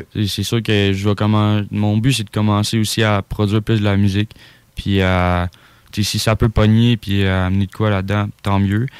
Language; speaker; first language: French; native; French